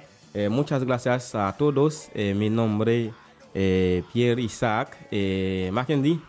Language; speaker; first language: Spanish; non-native, learner; Haitian Creole